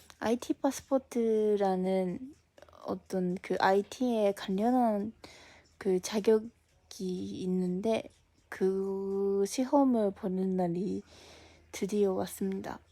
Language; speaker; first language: Korean; non-native, fluent; Japanese